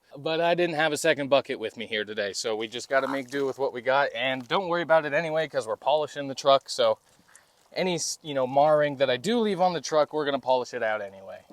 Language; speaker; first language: English; native; English